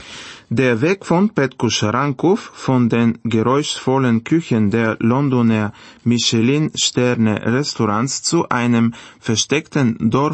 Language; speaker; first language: German; non-native, fluent; Bulgarian